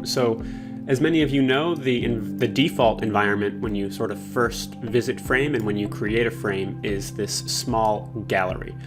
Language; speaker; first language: English; native; English